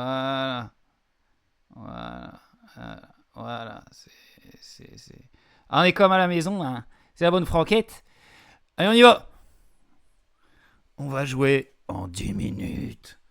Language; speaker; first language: French; native; French